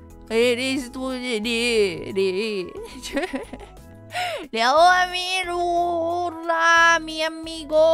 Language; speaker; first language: Spanish; non-native, learner; Japanese